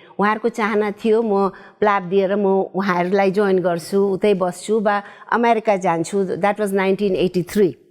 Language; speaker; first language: Nepali; early bilingual, heritage; Nepali